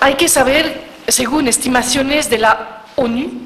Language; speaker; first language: Spanish; non-native, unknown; French